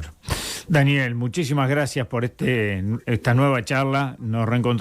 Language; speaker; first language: Spanish; native; Spanish